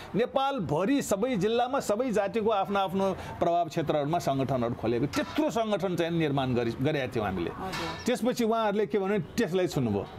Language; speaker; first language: Nepali; non-native, local second language; Newari